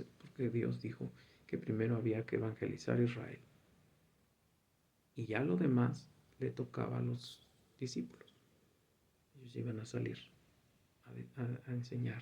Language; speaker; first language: Spanish; native; Spanish